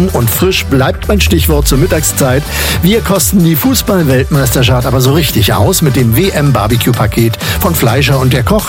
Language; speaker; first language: German; native; German